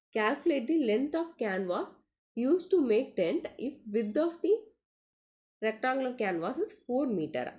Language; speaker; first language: English; non-native, local second language; Tamil